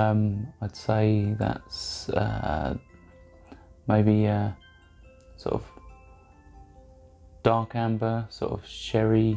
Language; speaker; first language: English; native; English